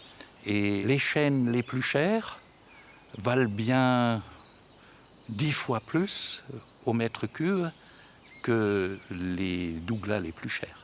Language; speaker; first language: French; native; French